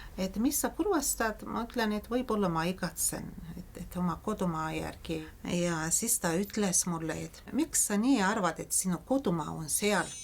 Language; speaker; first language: Estonian; non-native, fluent; Azerbaijani